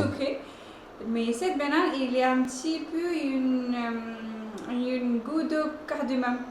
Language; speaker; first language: French; non-native, fluent; Hindi